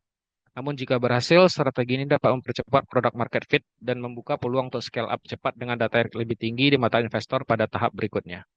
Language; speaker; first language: Indonesian; native; Indonesian